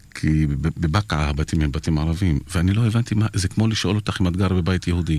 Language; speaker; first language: Hebrew; non-native, local second language; Arabic